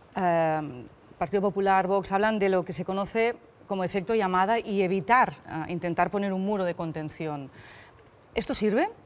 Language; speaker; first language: Spanish; non-native, local second language; Catalan